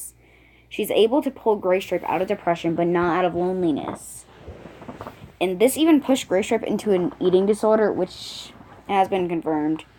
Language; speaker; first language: English; native; English